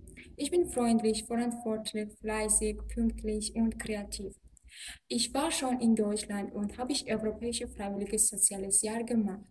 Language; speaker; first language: German; non-native, learner; Georgian